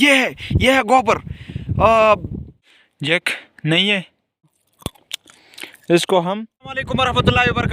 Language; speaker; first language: Hindi; non-native, local second language; Pashto